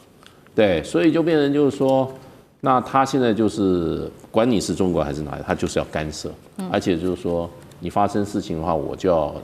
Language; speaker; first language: Chinese; native; Chinese